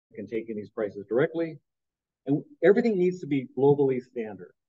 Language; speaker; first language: English; native; English